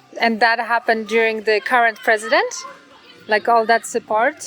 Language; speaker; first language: English; non-native, fluent; Polish